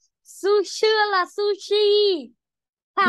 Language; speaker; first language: Chinese; non-native, learner; Vietnamese